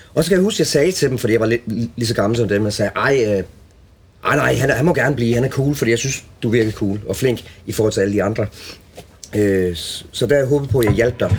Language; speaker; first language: Danish; early bilingual, other home language; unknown